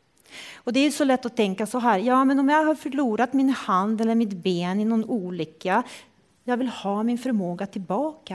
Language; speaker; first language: Swedish; non-native, fluent; Croatian